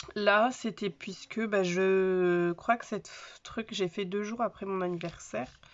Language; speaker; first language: French; native; French